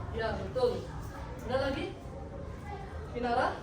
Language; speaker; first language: Indonesian; native; Indonesian